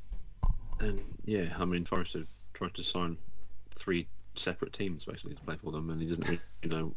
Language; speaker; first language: English; native; English